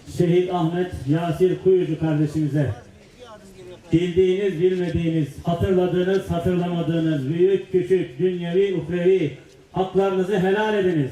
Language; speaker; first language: Turkish; native; Turkish